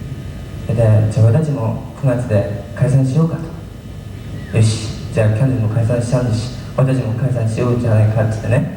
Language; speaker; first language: Japanese; native; Japanese